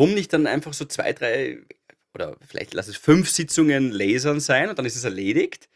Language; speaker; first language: German; native; German